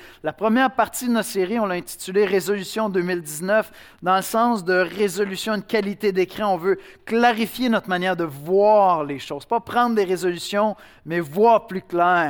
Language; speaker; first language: French; native; French